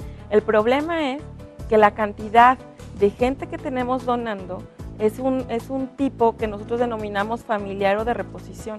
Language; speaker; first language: Spanish; native; Spanish